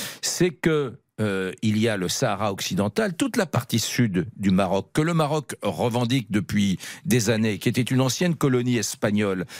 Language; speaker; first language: French; native; French